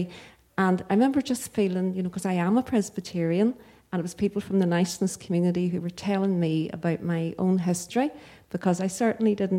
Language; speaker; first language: English; native; English